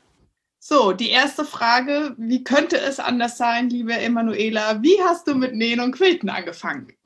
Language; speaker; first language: German; native; German